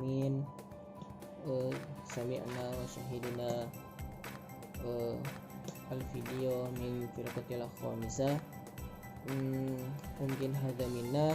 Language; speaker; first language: Arabic; non-native, learner; Indonesian